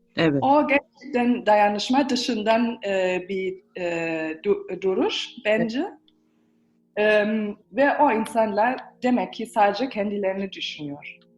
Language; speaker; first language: Turkish; early bilingual, heritage; Turkish